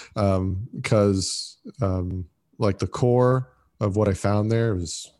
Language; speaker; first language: English; early bilingual, other home language; Italian